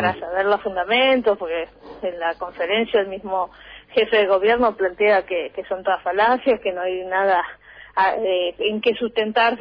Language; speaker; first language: Spanish; native; Spanish